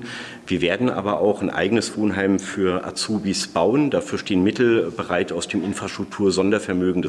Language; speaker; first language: German; native; German